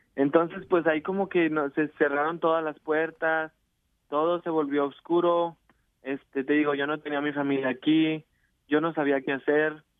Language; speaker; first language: Spanish; native; Spanish